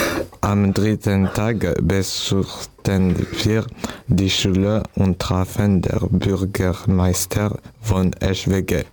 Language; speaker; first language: German; non-native, learner; French